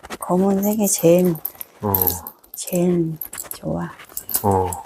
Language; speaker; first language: Korean; non-native, learner; Vietnamese